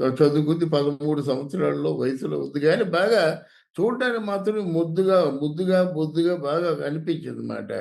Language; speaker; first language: Telugu; native; Telugu